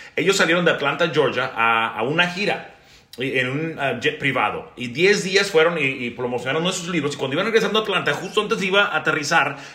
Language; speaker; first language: Spanish; native; Spanish